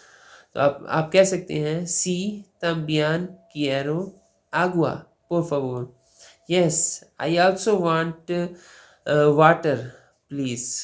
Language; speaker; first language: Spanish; non-native, learner; Urdu